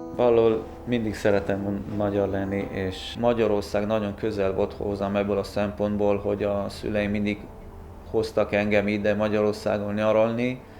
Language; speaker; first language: Hungarian; early bilingual, heritage; Hungarian